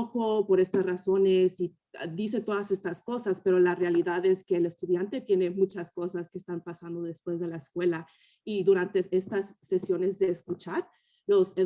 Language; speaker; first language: Spanish; early bilingual, heritage; Spanish